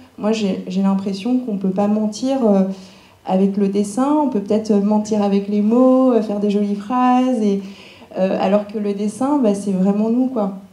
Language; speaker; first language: French; early bilingual, other home language; Cantonese